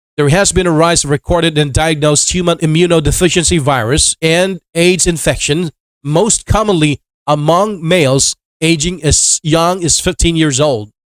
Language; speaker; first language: English; non-native, local second language; Filipino